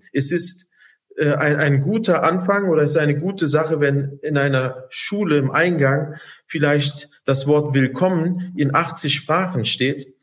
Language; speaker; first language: German; native; German